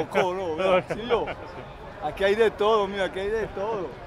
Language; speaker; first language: Spanish; native; Spanish